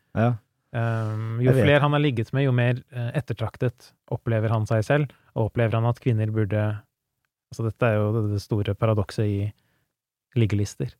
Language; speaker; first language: Norwegian; early bilingual, other home language; Persian